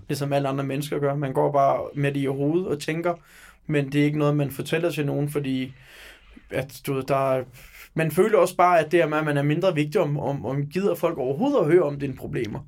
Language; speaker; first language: Danish; early bilingual, other home language; Turkish